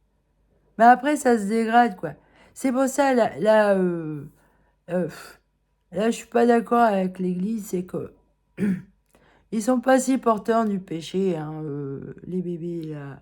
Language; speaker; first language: French; native; French